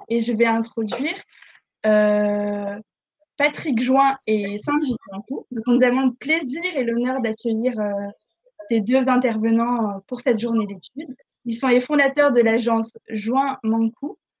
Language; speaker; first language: French; native; French